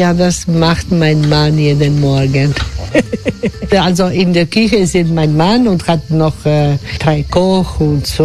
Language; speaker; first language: German; non-native, learner; Croatian